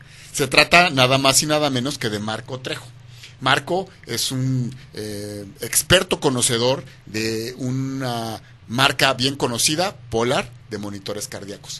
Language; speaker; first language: Spanish; native; Spanish